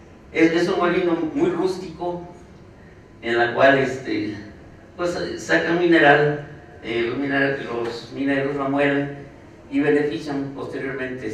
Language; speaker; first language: Spanish; native; Spanish